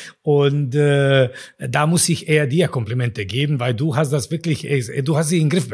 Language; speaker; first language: German; non-native, fluent; Croatian